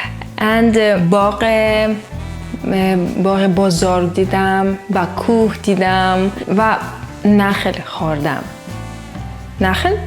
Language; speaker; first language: Persian; non-native, learner; Russian